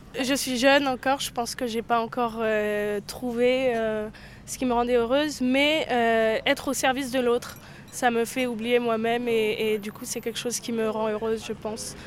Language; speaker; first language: French; native; French